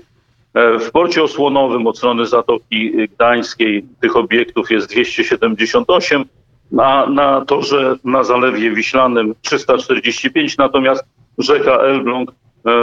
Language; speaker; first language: Polish; native; Polish